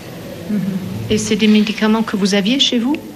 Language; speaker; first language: French; native; French